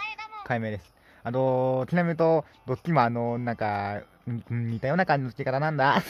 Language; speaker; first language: Japanese; native; Japanese